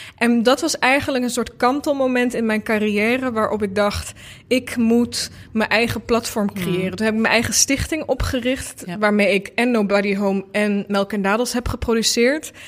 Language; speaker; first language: Dutch; early bilingual, other home language; Bosnian